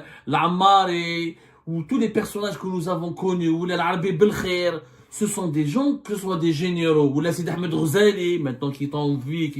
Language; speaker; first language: French; non-native, local second language; Arabic